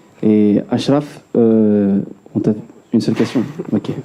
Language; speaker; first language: French; native; French